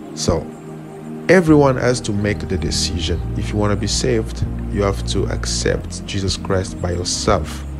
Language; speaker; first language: English; non-native, fluent; French